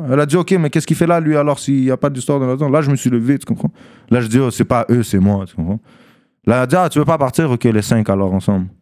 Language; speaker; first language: French; early bilingual, other home language; Russian